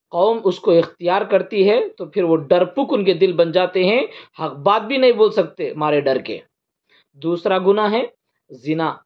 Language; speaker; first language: Urdu; native; Urdu